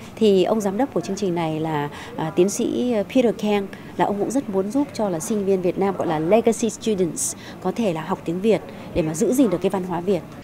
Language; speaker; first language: Vietnamese; native; Vietnamese